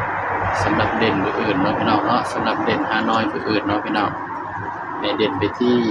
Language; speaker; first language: Thai; non-native, local second language; Lao